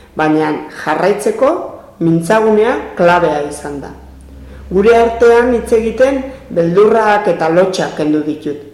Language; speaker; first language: Basque; non-native, local second language; Spanish